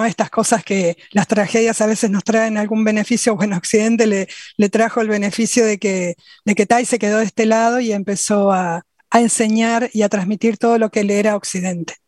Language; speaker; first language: Spanish; native; Spanish